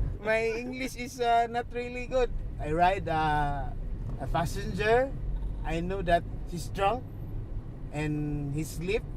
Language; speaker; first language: English; non-native, learner; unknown